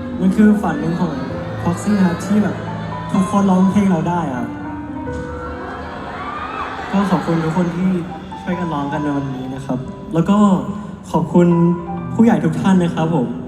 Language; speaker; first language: Thai; native; Thai